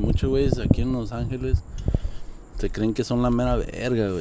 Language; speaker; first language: Spanish; native; Spanish